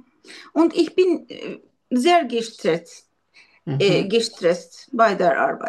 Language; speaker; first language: German; non-native, learner; Turkish